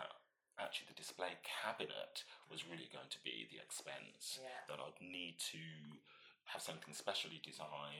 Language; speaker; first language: English; native; English